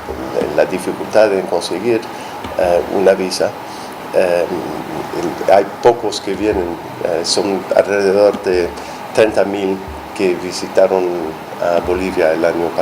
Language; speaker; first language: Spanish; non-native, fluent; English